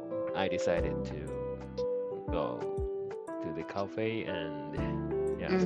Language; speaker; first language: English; non-native, learner; Japanese